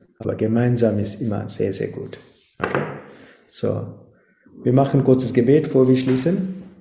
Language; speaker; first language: German; non-native, fluent; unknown